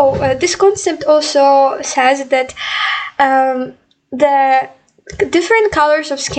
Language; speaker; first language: English; non-native, fluent; Ukrainian